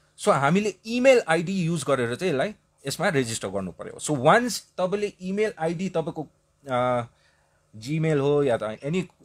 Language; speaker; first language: Nepali; native; Nepali